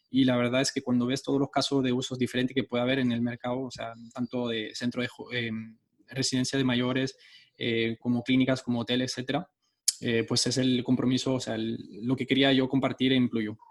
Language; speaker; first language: Spanish; early bilingual, heritage; Spanish